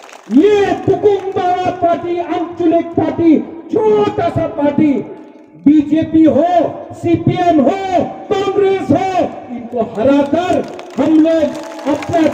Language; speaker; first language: Hindi; non-native, local second language; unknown